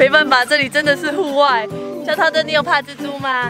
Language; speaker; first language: Chinese; native; Chinese